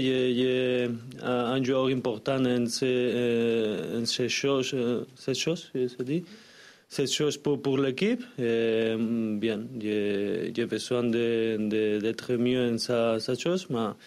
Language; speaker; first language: French; non-native, learner; Spanish